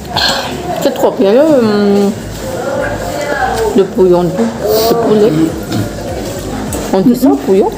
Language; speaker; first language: French; non-native, local second language; Malagasy